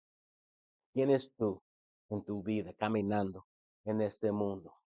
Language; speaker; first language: Spanish; non-native, fluent; English